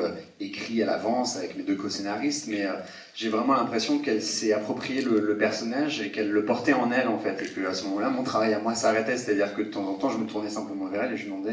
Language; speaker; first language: French; native; French